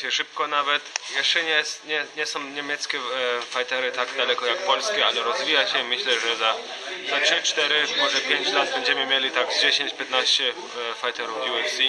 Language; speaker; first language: Polish; early bilingual, heritage; Polish